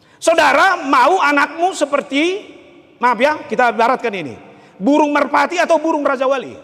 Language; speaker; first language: Indonesian; non-native, local second language; Batak Toba